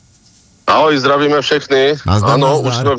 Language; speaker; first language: Czech; native; Czech